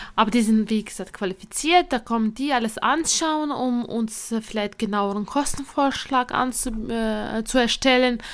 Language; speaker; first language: German; non-native, fluent; Latvian